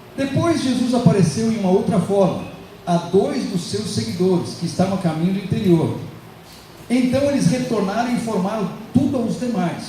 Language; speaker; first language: Portuguese; native; Portuguese